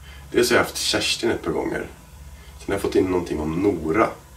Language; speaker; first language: Swedish; native; Swedish